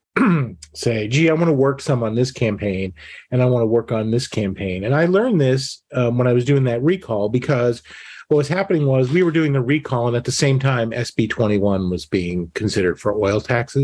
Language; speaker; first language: English; native; English